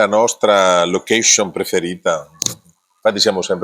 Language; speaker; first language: Italian; native; Italian